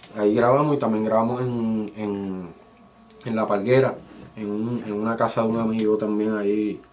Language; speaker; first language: Spanish; native; Spanish